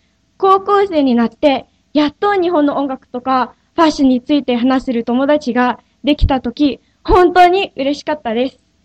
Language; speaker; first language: Japanese; non-native, fluent; English